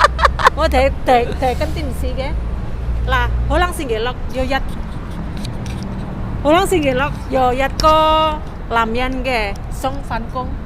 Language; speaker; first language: Cantonese; non-native, fluent; Indonesian